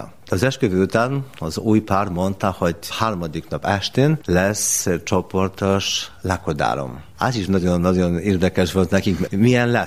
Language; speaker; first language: Hungarian; non-native, learner; Polish